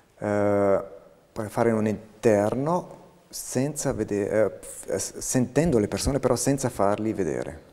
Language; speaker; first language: Italian; non-native, local second language; German